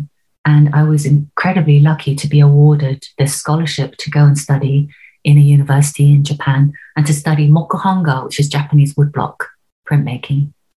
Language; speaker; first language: English; native; English